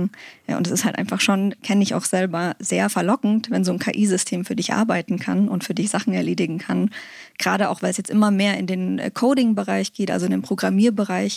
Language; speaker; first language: German; native; German